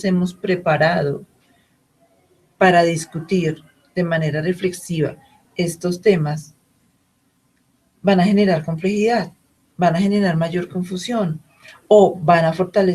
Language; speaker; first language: Spanish; native; Spanish